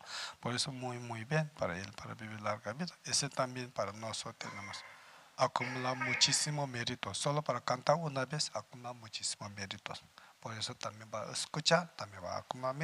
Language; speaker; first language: Spanish; non-native, learner; Tibetan